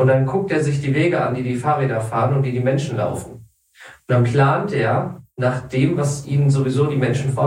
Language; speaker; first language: German; native; German